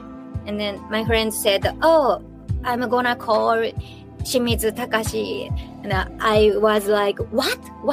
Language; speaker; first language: English; non-native, learner; Japanese